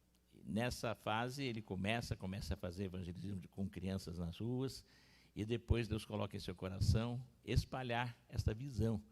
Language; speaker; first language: Portuguese; native; Portuguese